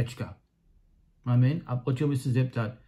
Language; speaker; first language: Czech; non-native, learner; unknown